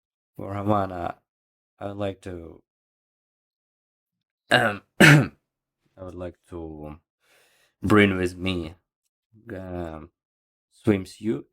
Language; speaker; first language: English; non-native, learner; Ukrainian